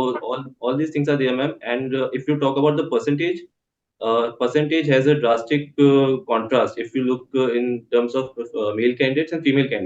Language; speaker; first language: English; non-native, local second language; Hindi